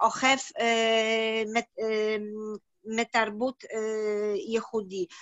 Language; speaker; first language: Hebrew; non-native, learner; Polish